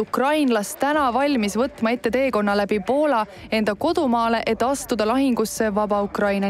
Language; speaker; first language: Estonian; native; Estonian